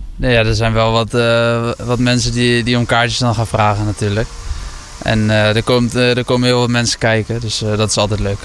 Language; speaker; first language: Dutch; native; Dutch